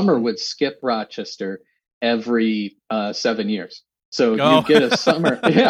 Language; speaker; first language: English; native; English